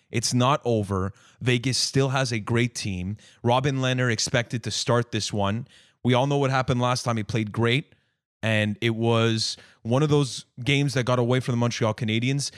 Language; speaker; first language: English; native; English